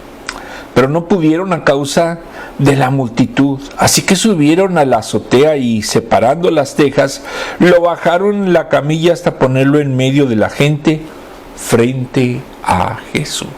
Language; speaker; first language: Spanish; native; Spanish